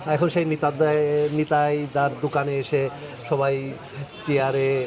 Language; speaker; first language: Bangla; native; Bangla